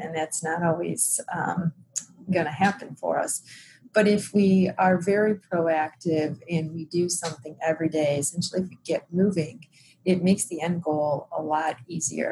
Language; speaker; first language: English; native; English